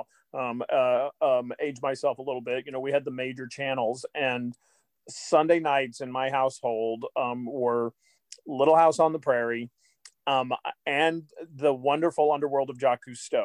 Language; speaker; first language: English; native; English